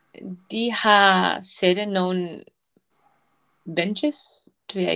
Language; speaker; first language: Danish; non-native, learner; Spanish